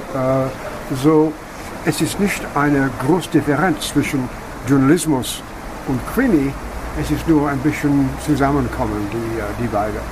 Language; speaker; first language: German; non-native, learner; English